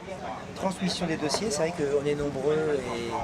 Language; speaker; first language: French; native; French